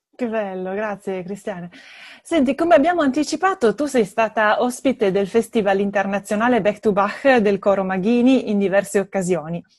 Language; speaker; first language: Italian; native; Italian